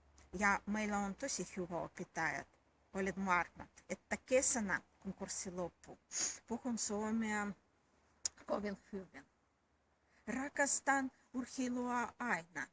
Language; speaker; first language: Finnish; non-native, learner; Russian